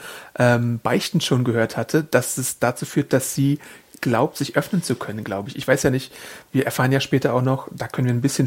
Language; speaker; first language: German; native; German